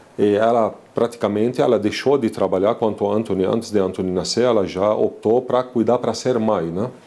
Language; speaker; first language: Portuguese; non-native, fluent; Arabic